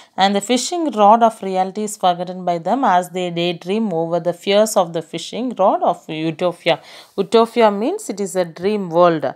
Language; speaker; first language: English; non-native, local second language; Tamil